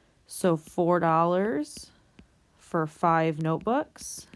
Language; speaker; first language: English; native; English